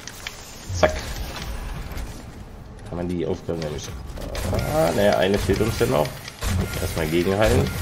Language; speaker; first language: German; native; German